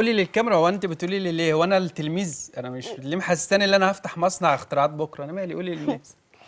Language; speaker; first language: Arabic; native; Arabic